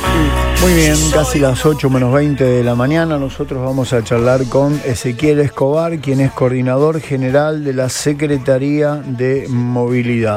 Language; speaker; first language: Spanish; native; Spanish